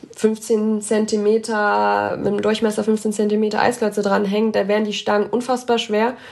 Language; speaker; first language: German; native; German